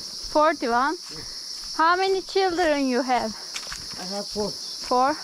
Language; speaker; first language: English; non-native, learner; Turkish